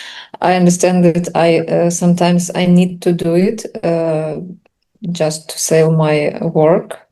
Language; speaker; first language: English; non-native, learner; Russian